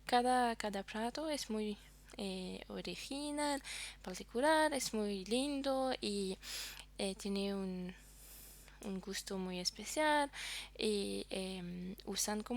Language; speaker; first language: Spanish; non-native, fluent; French